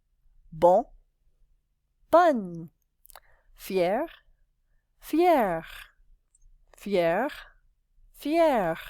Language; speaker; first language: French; non-native, fluent; English